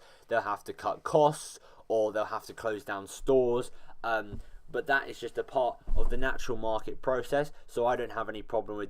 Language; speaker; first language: English; native; English